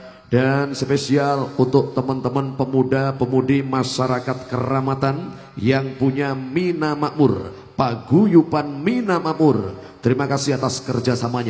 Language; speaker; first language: Indonesian; non-native, local second language; Javanese